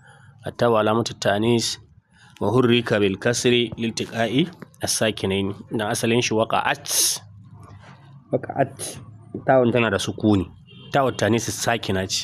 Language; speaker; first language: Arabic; non-native, fluent; Hausa